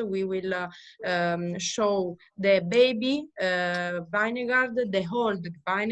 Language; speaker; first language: English; non-native, learner; Italian